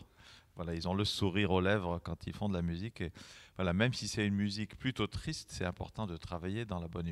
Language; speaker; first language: French; native; French